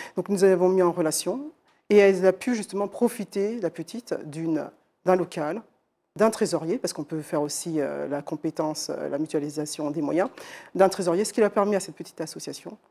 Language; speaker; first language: French; native; French